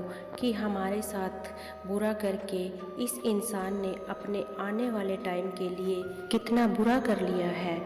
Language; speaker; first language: Hindi; native; Hindi